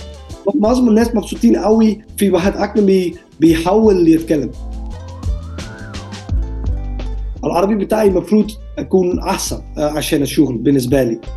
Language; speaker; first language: Arabic; non-native, learner; Dutch